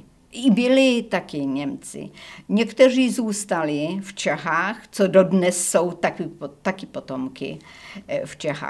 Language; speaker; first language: Czech; early bilingual, heritage; Czech